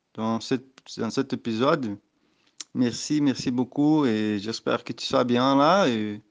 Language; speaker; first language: French; non-native, learner; Portuguese